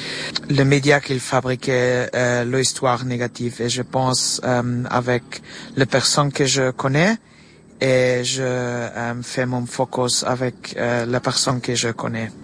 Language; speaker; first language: French; non-native, learner; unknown